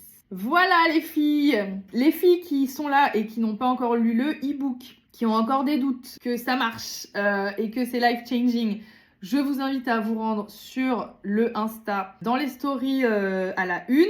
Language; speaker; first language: French; native; French